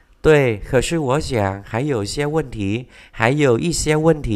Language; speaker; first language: Chinese; non-native, fluent; Vietnamese